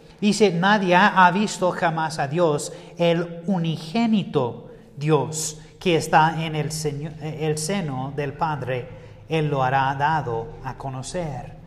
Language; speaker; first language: Spanish; non-native, fluent; English